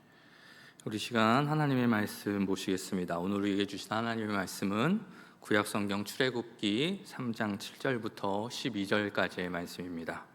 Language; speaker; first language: Korean; native; Korean